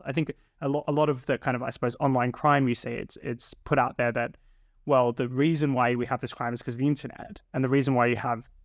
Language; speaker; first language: English; native; English